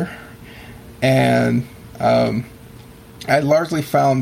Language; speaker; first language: English; native; English